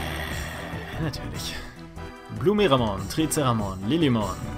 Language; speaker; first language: German; native; German